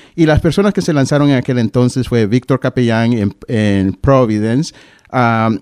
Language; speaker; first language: Spanish; native; Spanish